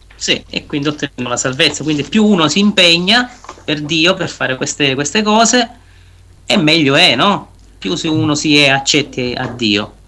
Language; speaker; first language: Italian; native; Italian